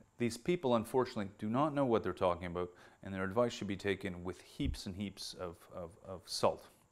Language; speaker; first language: English; native; English